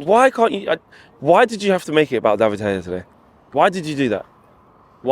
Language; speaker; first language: English; native; English